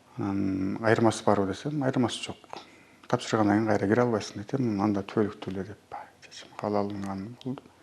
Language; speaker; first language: Kyrgyz; early bilingual, heritage; Kyrgyz